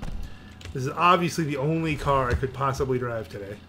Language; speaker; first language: English; native; English